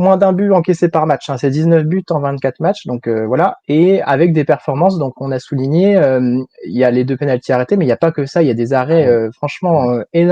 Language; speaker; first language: French; native; French